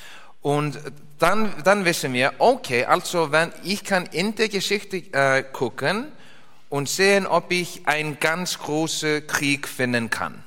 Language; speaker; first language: German; non-native, learner; English